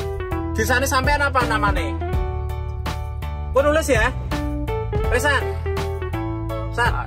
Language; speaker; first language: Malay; non-native, local second language; Javanese